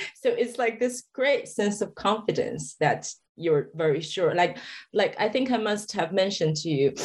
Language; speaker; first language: English; non-native, fluent; Chinese